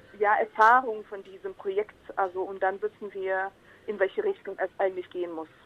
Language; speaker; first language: German; non-native, fluent; Ukrainian